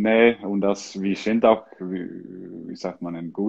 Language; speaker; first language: German; non-native, learner; Icelandic